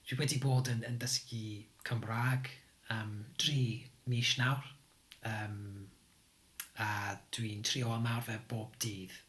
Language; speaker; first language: Welsh; non-native, local second language; English